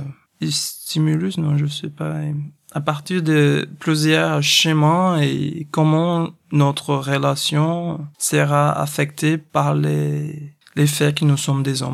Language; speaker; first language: French; non-native, fluent; Portuguese